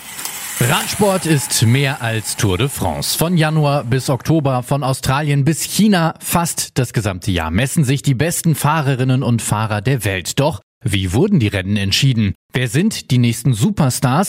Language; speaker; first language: German; native; German